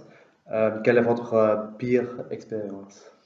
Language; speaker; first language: French; non-native, learner; Dutch